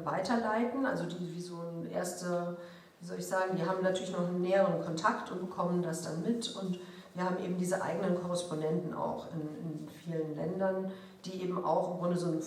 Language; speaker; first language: German; native; German